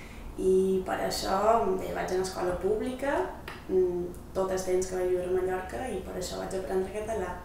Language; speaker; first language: Catalan; non-native, local second language; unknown